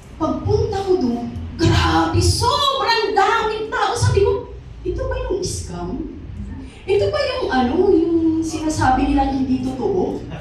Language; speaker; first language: Filipino; non-native, local second language; Masbatenyo